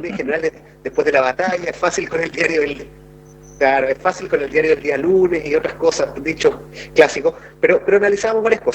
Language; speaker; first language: Spanish; native; Spanish